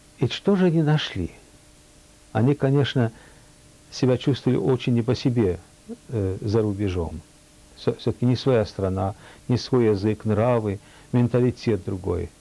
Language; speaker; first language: Russian; early bilingual, heritage; Russian